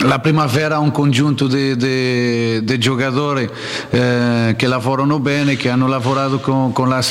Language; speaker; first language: Italian; non-native, learner; Portuguese